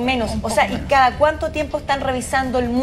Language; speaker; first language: Spanish; native; Spanish